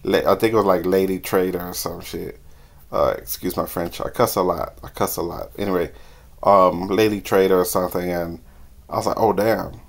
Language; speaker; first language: English; native; English